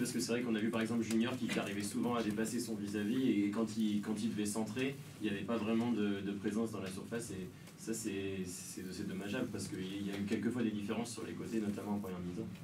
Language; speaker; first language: French; native; French